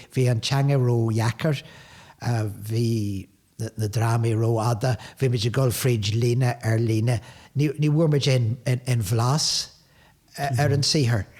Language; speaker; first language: Irish; non-native, local second language; English